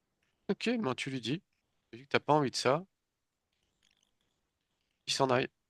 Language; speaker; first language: French; native; French